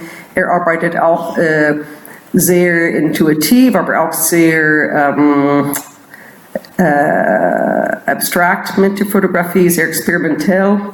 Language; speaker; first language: German; non-native, fluent; English